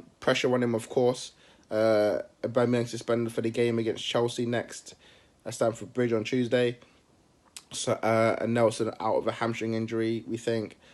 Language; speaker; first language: English; native; English